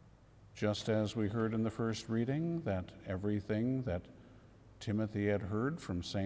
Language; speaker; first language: English; native; English